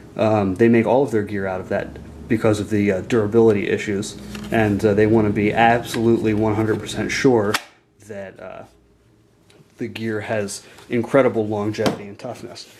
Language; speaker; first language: English; native; English